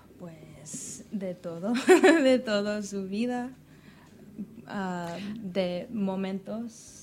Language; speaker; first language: Spanish; non-native, learner; English